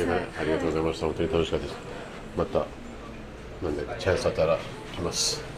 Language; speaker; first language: Japanese; non-native, learner; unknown